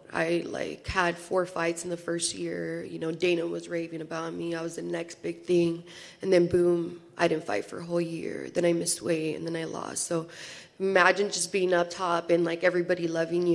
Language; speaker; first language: English; early bilingual, other home language; Spanish